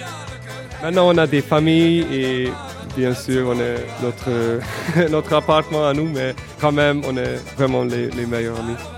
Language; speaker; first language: French; non-native, fluent; Hungarian